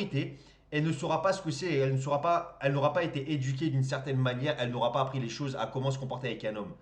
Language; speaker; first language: French; native; French